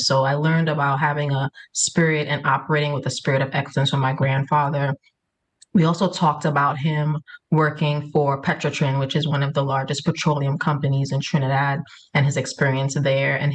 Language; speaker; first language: English; early bilingual, other home language; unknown